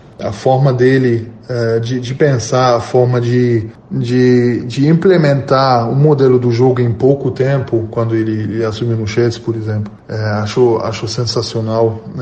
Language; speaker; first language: Portuguese; non-native, fluent; German